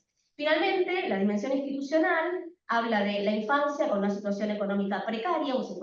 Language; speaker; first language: Spanish; native; Spanish